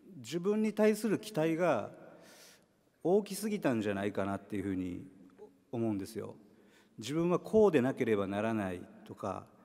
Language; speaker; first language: Japanese; native; Japanese